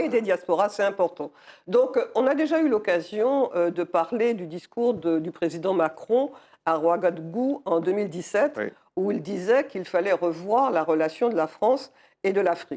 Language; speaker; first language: French; native; French